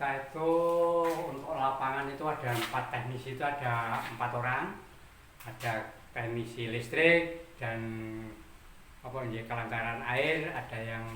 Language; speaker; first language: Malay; non-native, local second language; Javanese